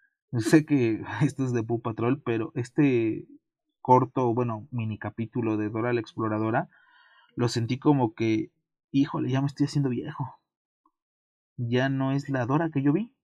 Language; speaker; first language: Spanish; native; Spanish